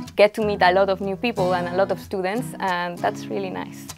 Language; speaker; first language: English; non-native, fluent; Spanish